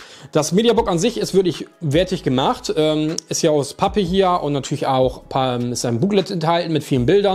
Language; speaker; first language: German; native; German